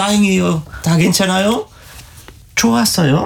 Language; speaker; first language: Korean; non-native, learner; German